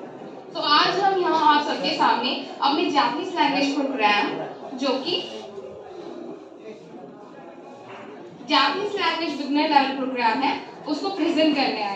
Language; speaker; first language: Hindi; native; Hindi